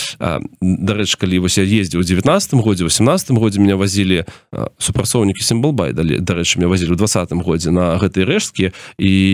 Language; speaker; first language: Belarusian; non-native, local second language; Russian